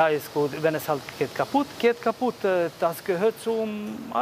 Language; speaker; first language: German; non-native, learner; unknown